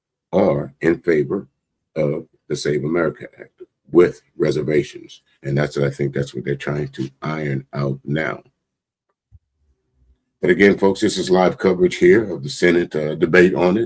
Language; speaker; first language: English; native; English